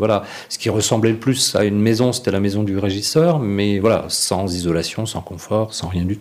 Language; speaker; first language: French; native; French